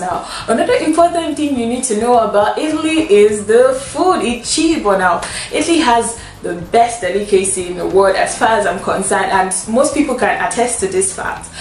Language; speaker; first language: English; non-native, local second language; Igbo